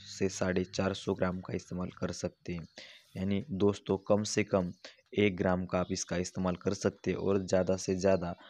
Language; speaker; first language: Hindi; non-native, local second language; Marathi